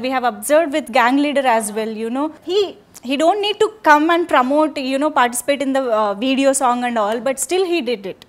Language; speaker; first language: Telugu; native; Telugu